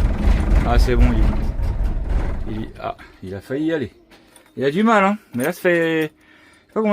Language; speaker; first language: French; native; French